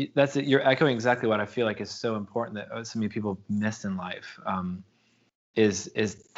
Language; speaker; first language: English; native; English